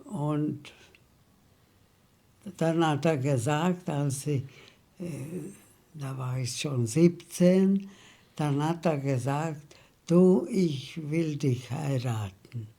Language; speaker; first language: German; early bilingual, heritage; German